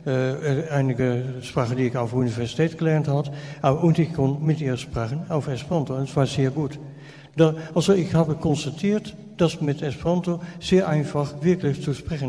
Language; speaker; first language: German; non-native, fluent; Dutch